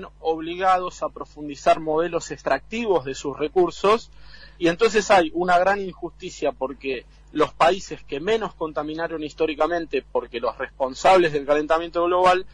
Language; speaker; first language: Spanish; native; Spanish